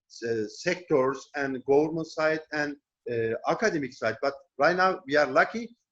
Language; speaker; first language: English; non-native, learner; Turkish